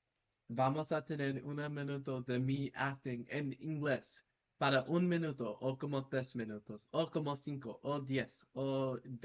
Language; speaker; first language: Spanish; non-native, learner; English